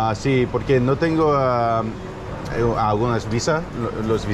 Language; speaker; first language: Spanish; non-native, learner; English